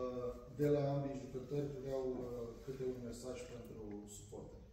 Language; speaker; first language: Romanian; native; Romanian